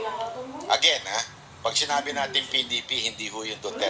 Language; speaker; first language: Filipino; non-native, local second language; Cebuano